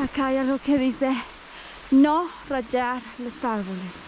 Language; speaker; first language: Spanish; native; Spanish